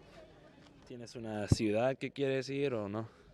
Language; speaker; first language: Spanish; non-native, learner; English